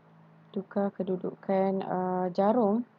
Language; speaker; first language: Malay; native; Malay